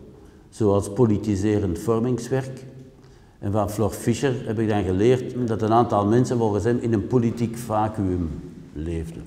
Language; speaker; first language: Dutch; native; Dutch